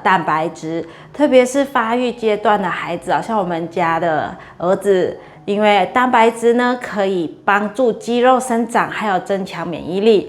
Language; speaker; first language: Chinese; native; Chinese